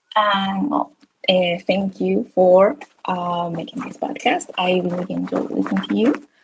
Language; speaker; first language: English; non-native, fluent; Spanish